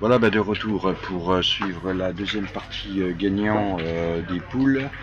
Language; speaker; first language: French; native; French